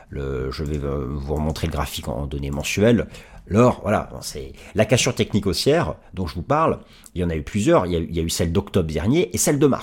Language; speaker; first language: French; native; French